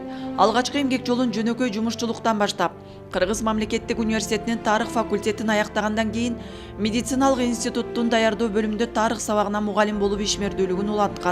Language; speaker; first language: Kyrgyz; native; Kyrgyz